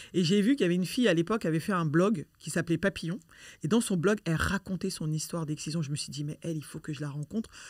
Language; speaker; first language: French; native; French